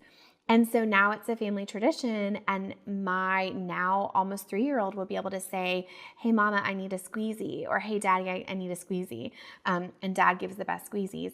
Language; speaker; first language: English; native; English